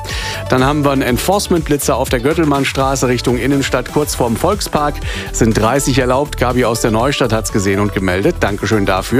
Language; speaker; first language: German; native; German